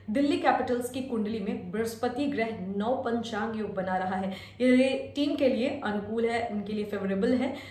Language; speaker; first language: Hindi; native; Hindi